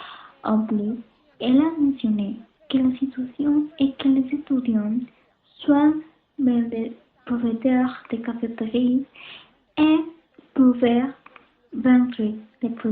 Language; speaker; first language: French; non-native, learner; Spanish